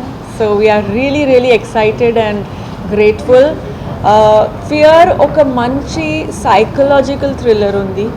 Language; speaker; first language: Telugu; non-native, fluent; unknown